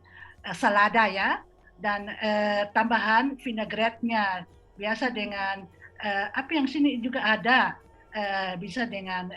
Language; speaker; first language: Indonesian; non-native, fluent; Dutch